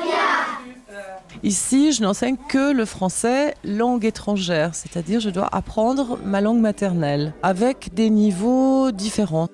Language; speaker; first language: French; native; French